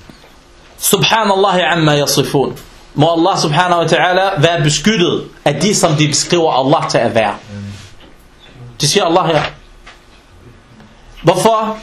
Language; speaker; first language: Danish; non-native, fluent; Arabic